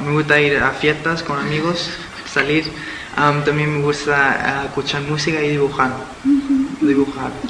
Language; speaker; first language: Spanish; early bilingual, heritage; Spanish